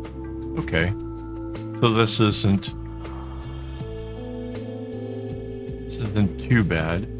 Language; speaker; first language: English; native; English